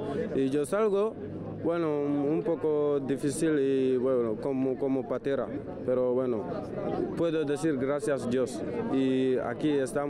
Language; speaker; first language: Spanish; non-native, learner; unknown